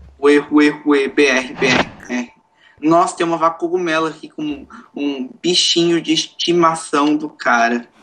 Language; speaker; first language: Portuguese; native; Portuguese